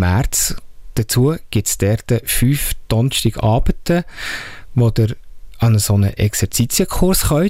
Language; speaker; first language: German; native; German